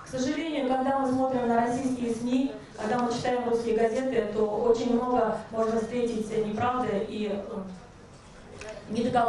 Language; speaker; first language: Russian; native; Russian